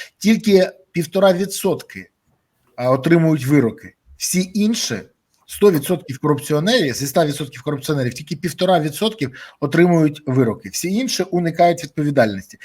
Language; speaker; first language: Ukrainian; native; Ukrainian